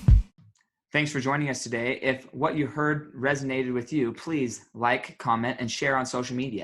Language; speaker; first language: English; native; English